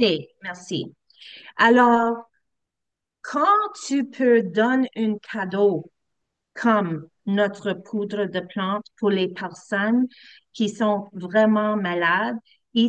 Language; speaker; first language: French; non-native, learner; English